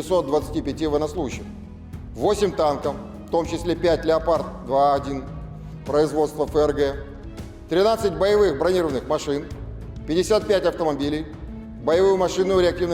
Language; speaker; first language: Russian; native; Russian